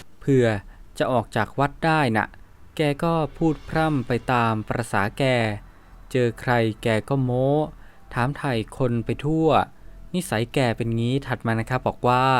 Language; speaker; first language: Thai; native; Thai